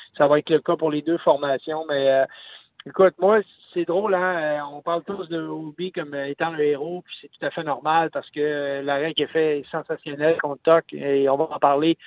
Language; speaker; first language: French; native; French